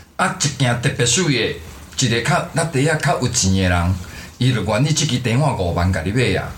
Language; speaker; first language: Chinese; non-native, local second language; Min Nan Chinese